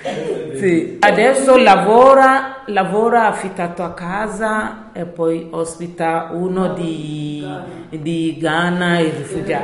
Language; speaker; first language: Italian; non-native, learner; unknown